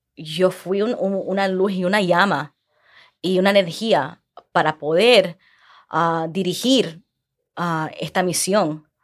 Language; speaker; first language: Spanish; early bilingual, heritage; Spanish